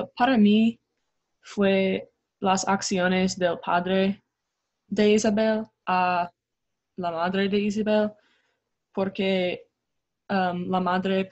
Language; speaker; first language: Spanish; non-native, learner; English